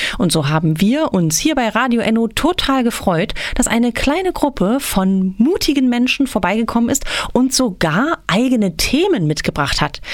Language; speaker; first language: German; native; German